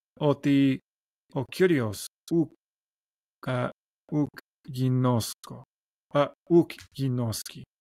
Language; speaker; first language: Greek; non-native, learner; English